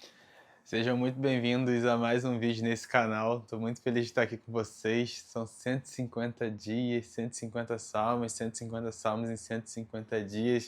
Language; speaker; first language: Portuguese; native; Portuguese